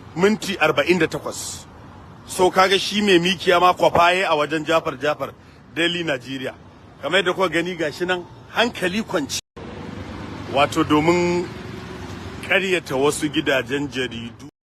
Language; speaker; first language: Hausa; native; Hausa